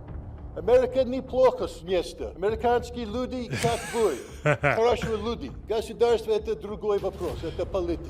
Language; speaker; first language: Russian; non-native, learner; English